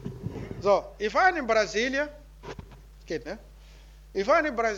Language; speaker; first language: German; non-native, learner; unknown